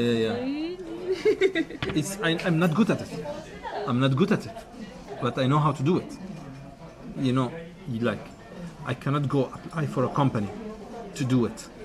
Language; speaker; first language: English; non-native, fluent; Arabic